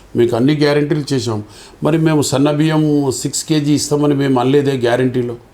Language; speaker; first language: Telugu; non-native, local second language; Lambadi